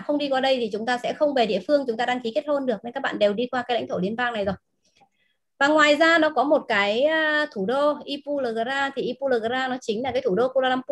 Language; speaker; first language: Vietnamese; native; Vietnamese